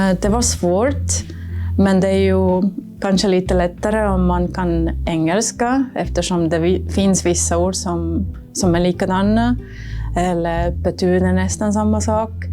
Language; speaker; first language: Swedish; non-native, fluent; Estonian